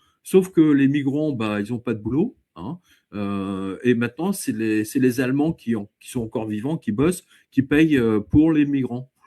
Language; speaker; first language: French; native; French